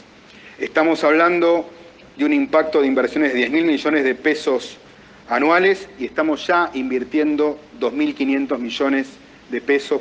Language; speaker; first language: Spanish; native; Spanish